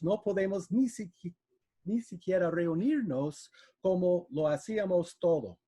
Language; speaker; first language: Spanish; non-native, fluent; English